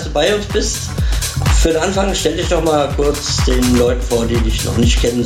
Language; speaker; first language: German; native; German